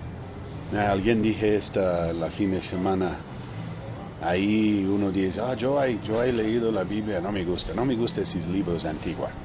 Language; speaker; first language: Spanish; non-native, fluent; Portuguese